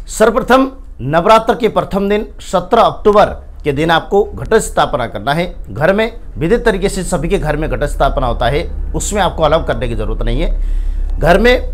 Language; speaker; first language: Hindi; native; Hindi